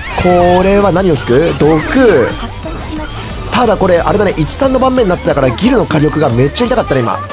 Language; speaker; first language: Japanese; native; Japanese